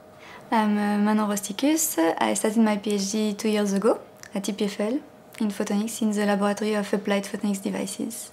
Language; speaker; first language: English; non-native, fluent; French